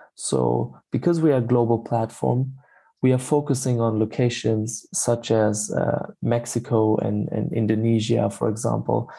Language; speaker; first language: English; non-native, fluent; German